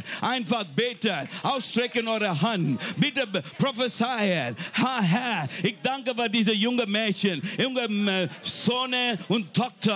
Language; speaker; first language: German; non-native, learner; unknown